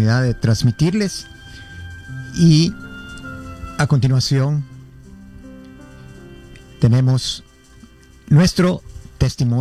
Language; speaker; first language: Spanish; native; Spanish